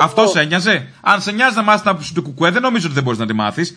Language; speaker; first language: Greek; native; Greek